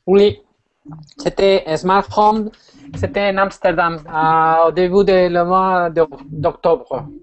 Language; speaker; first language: French; non-native, fluent; Spanish